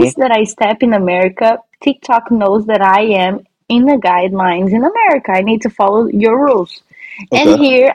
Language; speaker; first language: English; non-native, fluent; Portuguese